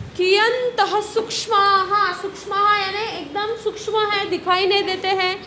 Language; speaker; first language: Hindi; non-native, local second language; Marathi